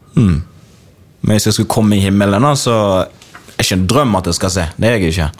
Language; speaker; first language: Norwegian; early bilingual, other home language; Swahili